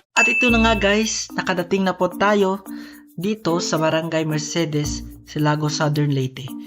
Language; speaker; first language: Filipino; non-native, local second language; Cebuano